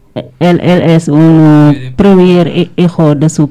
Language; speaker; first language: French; non-native, local second language; Wolof